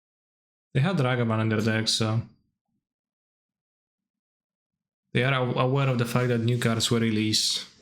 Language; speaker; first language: English; non-native, fluent; Polish